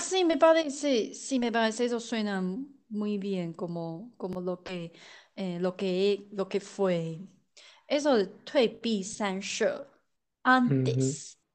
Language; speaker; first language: Spanish; non-native, learner; Chinese